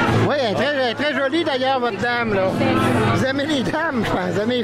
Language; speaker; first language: French; native; French